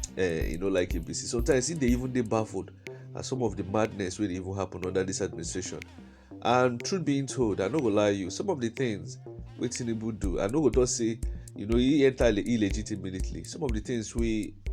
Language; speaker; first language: Nigerian Pidgin; non-native, local second language; Igbo